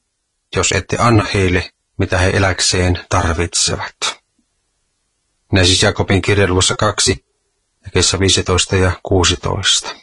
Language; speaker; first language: Finnish; native; Finnish